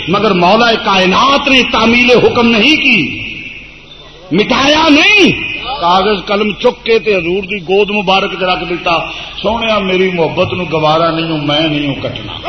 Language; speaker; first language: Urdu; non-native, local second language; Punjabi